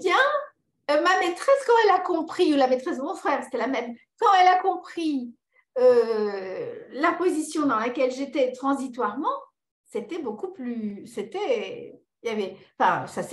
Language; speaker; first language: French; early bilingual, other home language; Spanish